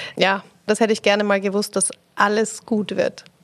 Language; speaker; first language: German; native; German